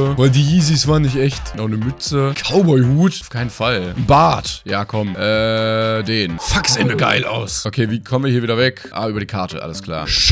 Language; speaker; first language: German; native; German